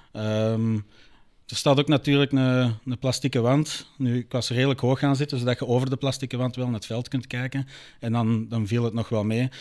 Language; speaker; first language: Dutch; native; Dutch